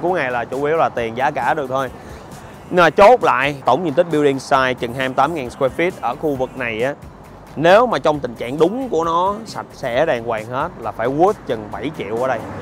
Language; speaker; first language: Vietnamese; early bilingual, heritage; Vietnamese